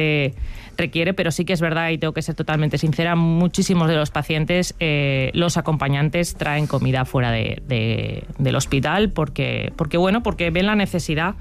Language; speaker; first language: Spanish; native; Spanish